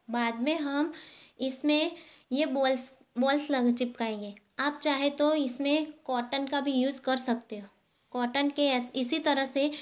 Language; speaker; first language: Hindi; non-native, local second language; Gujarati